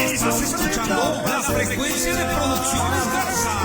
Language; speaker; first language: Spanish; native; Spanish